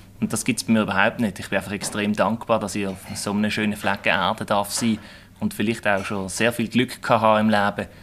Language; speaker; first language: German; native; German